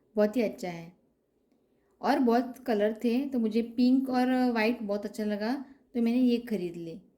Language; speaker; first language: Hindi; non-native, local second language; Konkani